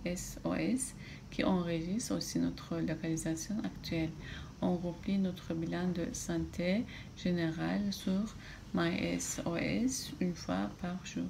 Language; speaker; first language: French; non-native, fluent; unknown